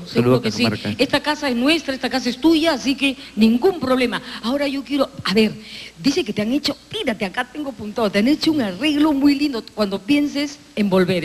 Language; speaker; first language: Spanish; native; Spanish